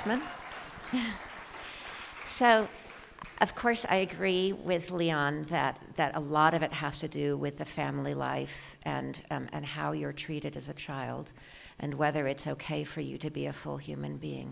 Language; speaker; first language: English; native; English